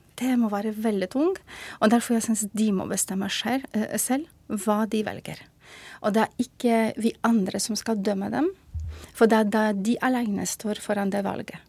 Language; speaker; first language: Norwegian; non-native, fluent; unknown